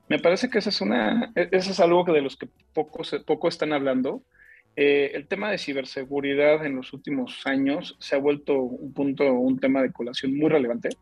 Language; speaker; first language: Spanish; native; Spanish